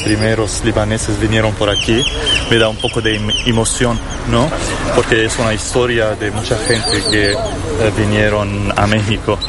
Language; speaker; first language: Spanish; non-native, fluent; Arabic